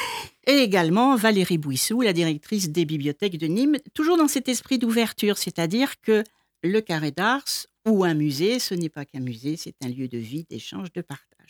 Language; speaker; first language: French; native; French